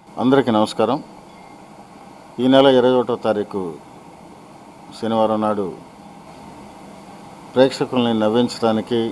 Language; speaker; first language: Telugu; native; Telugu